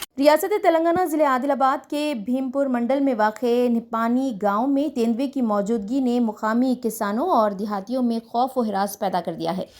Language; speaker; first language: Urdu; native; Urdu